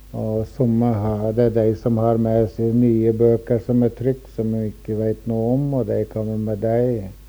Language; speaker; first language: Norwegian; early bilingual, heritage; Norwegian